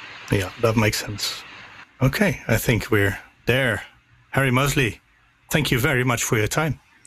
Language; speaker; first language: English; non-native, fluent; Dutch